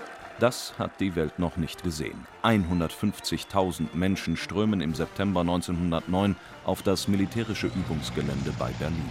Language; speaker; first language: German; native; German